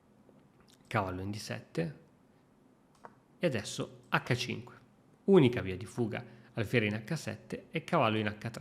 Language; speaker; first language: Italian; native; Italian